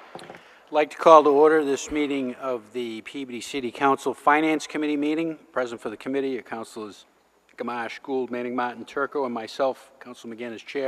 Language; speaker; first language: English; native; English